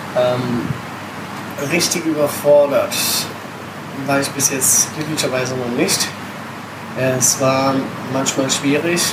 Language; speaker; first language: German; non-native, fluent; Italian